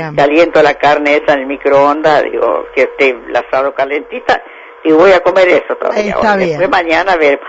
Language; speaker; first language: Spanish; native; Spanish